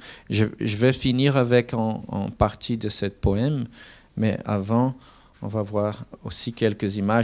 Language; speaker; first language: French; non-native, fluent; Portuguese